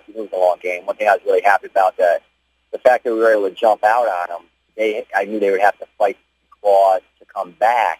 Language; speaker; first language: English; native; English